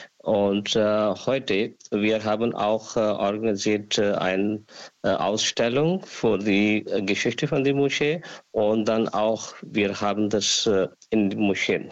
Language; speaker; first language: German; non-native, learner; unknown